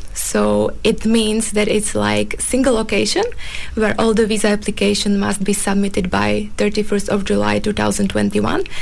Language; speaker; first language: English; non-native, fluent; Slovak